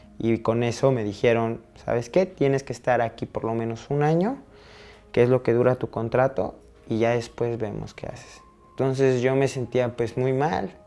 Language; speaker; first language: Spanish; native; Spanish